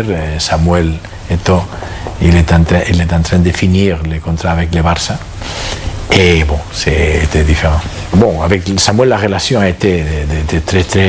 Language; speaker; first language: French; non-native, fluent; Catalan